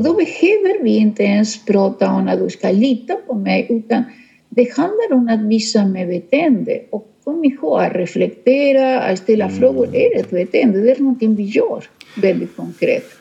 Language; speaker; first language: Swedish; non-native, fluent; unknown